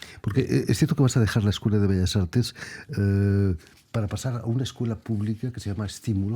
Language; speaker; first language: Spanish; native; Spanish